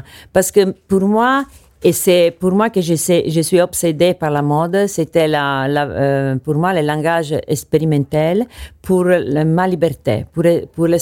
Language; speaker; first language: French; non-native, learner; Italian